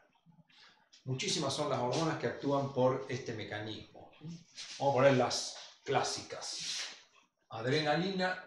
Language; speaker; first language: Spanish; native; Spanish